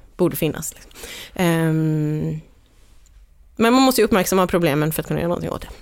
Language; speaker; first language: Swedish; native; Swedish